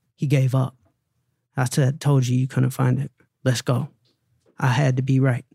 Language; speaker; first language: English; native; English